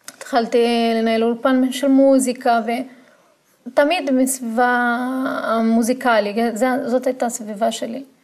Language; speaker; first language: Hebrew; non-native, fluent; Portuguese